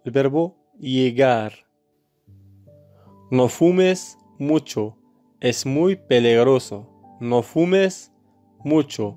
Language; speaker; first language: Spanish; non-native, learner; Arabic